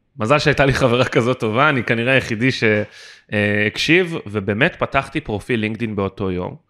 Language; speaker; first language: Hebrew; native; Hebrew